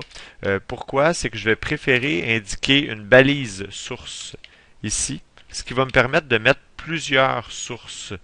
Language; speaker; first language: French; native; French